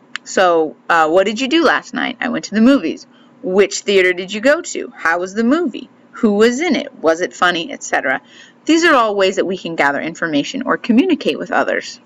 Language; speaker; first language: English; native; English